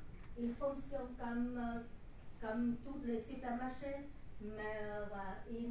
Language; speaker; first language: French; non-native, learner; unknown